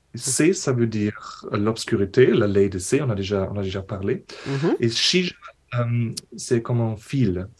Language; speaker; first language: French; non-native, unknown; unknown